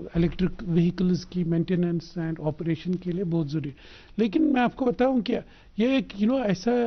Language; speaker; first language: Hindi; non-native, local second language; Kashmiri